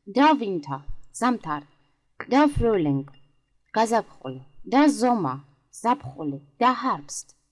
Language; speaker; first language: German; non-native, fluent; Georgian